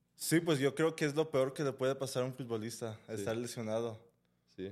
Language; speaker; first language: Spanish; early bilingual, heritage; Spanish